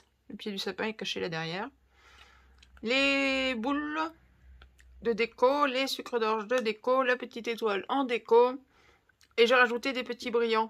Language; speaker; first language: French; native; French